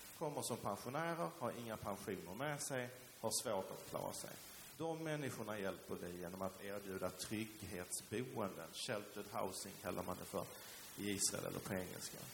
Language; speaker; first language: Swedish; early bilingual, other home language; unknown